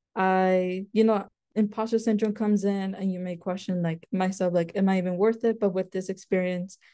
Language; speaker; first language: English; native; English